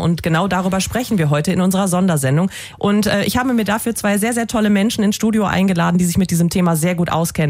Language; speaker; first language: German; native; German